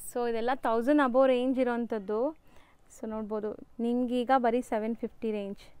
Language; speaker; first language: Kannada; native; Kannada